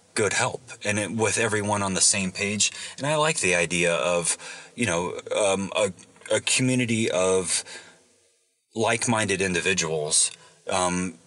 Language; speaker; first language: English; native; English